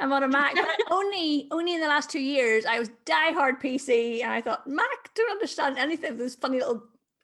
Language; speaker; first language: English; native; English